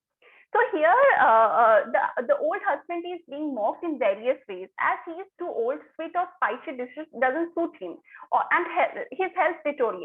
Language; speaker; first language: English; non-native, local second language; Bangla